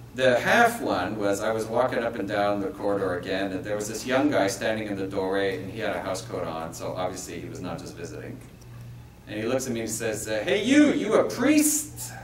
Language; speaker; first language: English; native; English